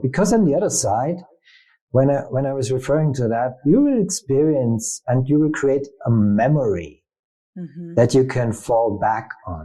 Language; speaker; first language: English; non-native, fluent; German